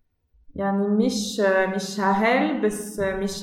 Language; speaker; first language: Arabic; non-native, learner; German